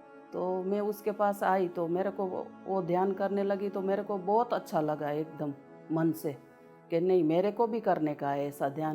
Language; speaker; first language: Hindi; non-native, local second language; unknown